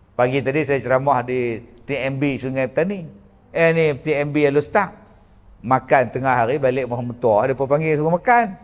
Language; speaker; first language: Malay; native; Malay